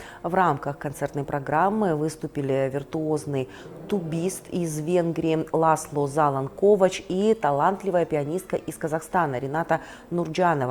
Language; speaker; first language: Russian; native; Russian